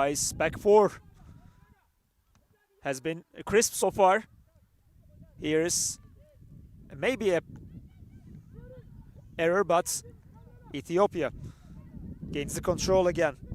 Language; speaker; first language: English; non-native, fluent; Turkish